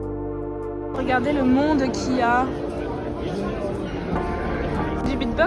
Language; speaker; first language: French; native; French